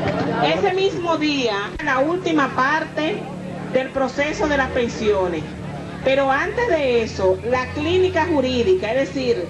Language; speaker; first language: Spanish; native; Spanish